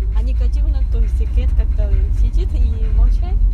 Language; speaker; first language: Russian; non-native, learner; Chinese